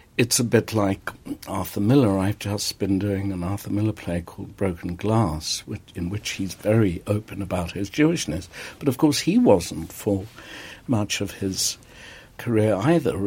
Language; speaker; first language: English; native; English